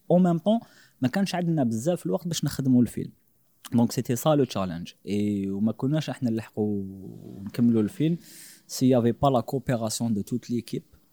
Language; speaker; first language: French; non-native, local second language; Arabic